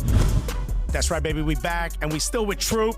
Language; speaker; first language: English; native; English